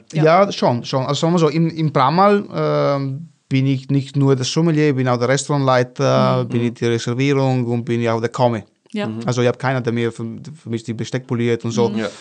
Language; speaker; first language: German; non-native, fluent; Italian